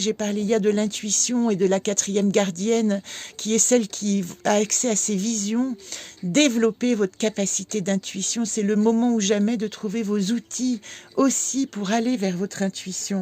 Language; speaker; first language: French; native; French